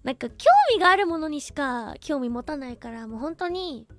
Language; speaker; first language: Japanese; non-native, fluent; Chinese